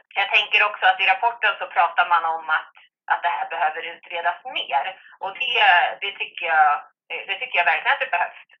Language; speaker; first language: Swedish; native; Swedish